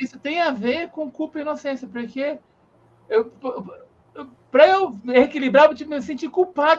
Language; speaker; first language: Portuguese; native; Portuguese